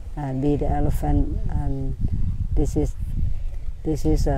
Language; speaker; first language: English; non-native, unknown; Thai